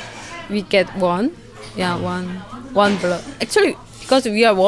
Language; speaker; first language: English; non-native, learner; Korean